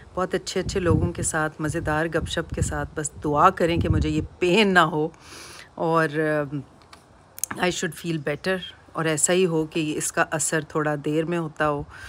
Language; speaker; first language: Urdu; native; Urdu